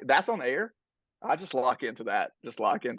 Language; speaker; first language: English; native; English